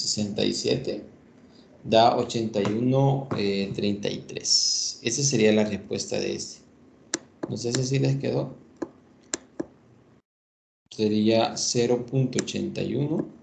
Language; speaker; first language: Spanish; native; Spanish